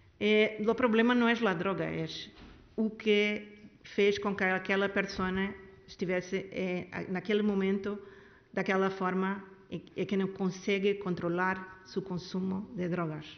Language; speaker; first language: Spanish; non-native, learner; Portuguese